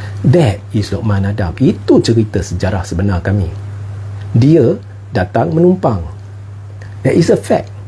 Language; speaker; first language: Malay; non-native, local second language; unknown